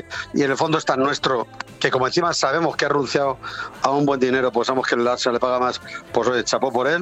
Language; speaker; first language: Spanish; native; Spanish